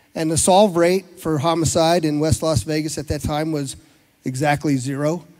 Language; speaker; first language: English; native; English